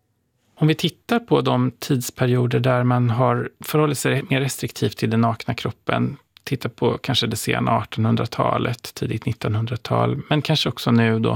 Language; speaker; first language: Swedish; native; Swedish